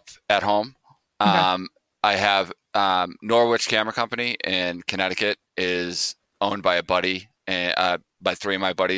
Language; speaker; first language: English; native; English